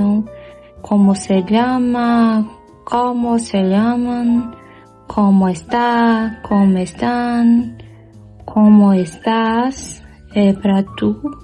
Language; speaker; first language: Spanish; non-native, learner; Portuguese